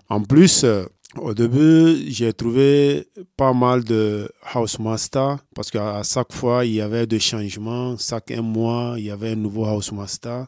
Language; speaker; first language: French; non-native, local second language; Fula